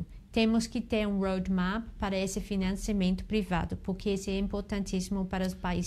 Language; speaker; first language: Portuguese; non-native, learner; English